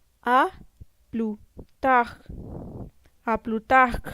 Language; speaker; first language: French; non-native, fluent; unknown